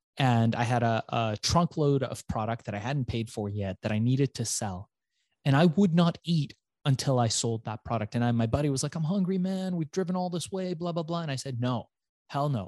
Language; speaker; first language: English; early bilingual, other home language; Persian